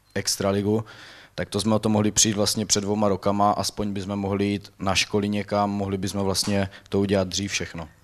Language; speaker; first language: Czech; native; Czech